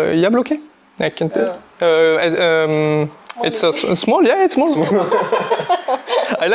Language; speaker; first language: English; non-native, learner; French